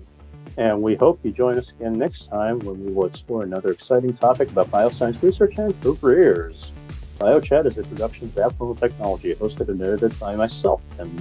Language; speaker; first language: English; non-native, local second language; Cantonese